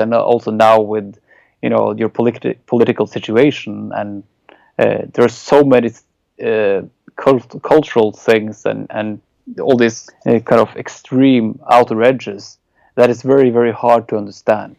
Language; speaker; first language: English; non-native, fluent; Norwegian